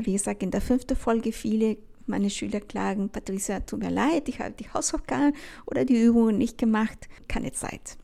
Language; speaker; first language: German; non-native, fluent; Spanish